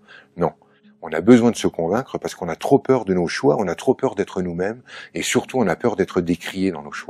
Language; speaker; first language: French; native; French